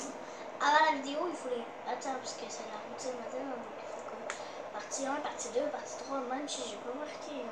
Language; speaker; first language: French; native; French